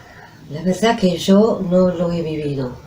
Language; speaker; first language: Spanish; non-native, fluent; French